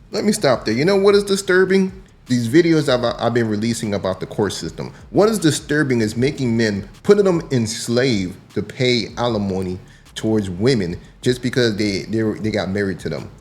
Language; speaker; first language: English; native; English